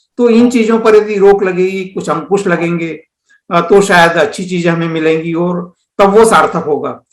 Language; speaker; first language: Hindi; native; Hindi